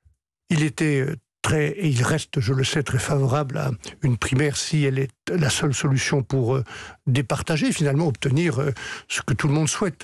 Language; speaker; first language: French; native; French